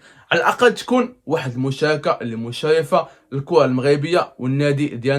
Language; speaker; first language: Arabic; native; Arabic